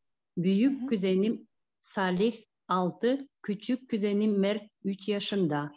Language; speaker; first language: Turkish; non-native, learner; Kyrgyz